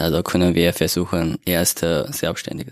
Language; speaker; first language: German; non-native, learner; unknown